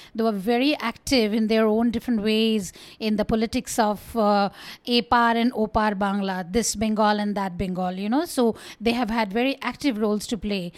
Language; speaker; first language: English; non-native, local second language; Bangla